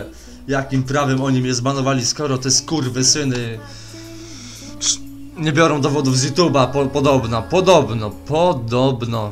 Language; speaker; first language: Polish; native; Polish